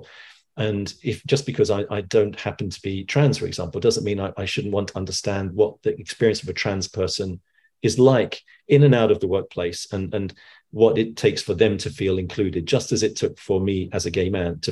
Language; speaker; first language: English; native; English